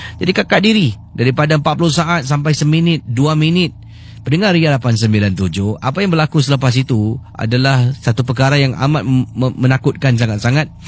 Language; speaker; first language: Malay; native; Malay